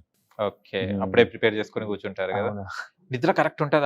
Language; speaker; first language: Telugu; native; Telugu